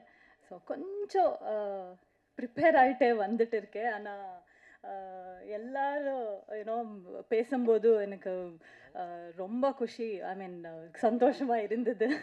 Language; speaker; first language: Tamil; non-native, learner; Kannada